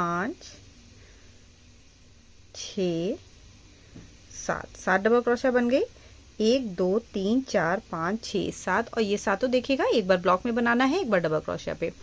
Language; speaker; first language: Hindi; native; Hindi